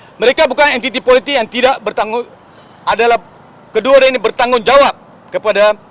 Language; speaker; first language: Malay; non-native, local second language; Tamil